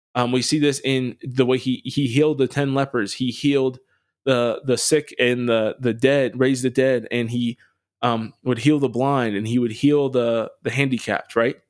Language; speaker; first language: English; native; English